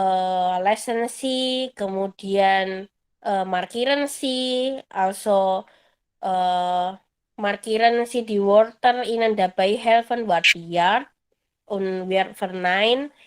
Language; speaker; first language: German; non-native, fluent; Indonesian